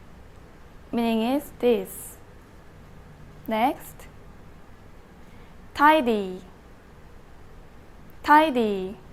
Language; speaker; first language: English; non-native, learner; Indonesian